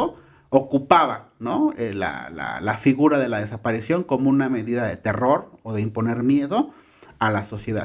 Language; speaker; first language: Spanish; native; Spanish